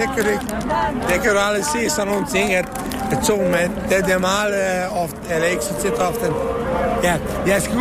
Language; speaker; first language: Danish; non-native, learner; Serbian